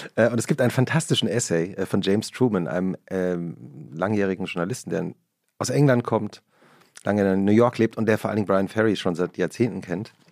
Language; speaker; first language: German; native; German